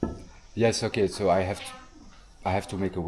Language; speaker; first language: English; non-native, fluent; French